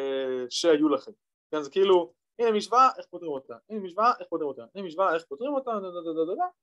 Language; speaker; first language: Hebrew; native; Hebrew